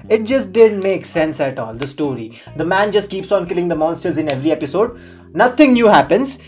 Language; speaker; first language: English; non-native, local second language; Hindi